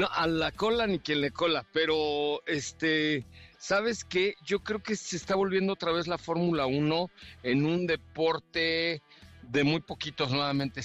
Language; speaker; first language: Spanish; native; Spanish